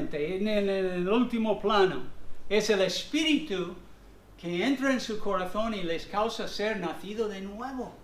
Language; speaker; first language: Spanish; non-native, fluent; English